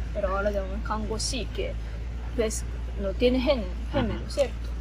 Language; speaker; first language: Spanish; non-native, fluent; Japanese